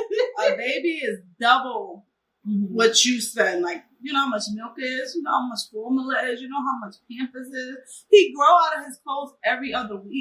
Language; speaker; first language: English; native; English